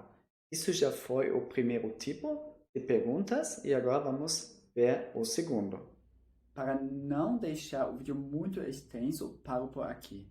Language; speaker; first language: Portuguese; non-native, fluent; German